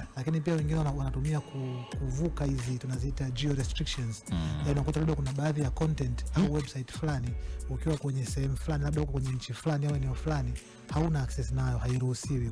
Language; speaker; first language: Swahili; native; Swahili